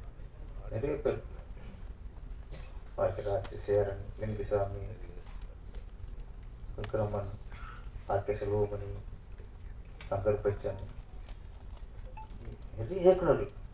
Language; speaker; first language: Tamil; native; Tamil